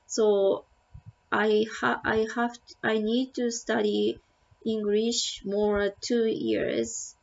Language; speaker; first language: English; non-native, learner; Japanese